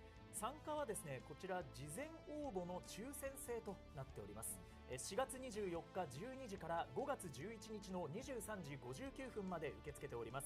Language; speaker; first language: Japanese; native; Japanese